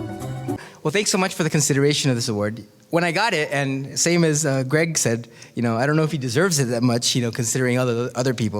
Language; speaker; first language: English; non-native, fluent; Spanish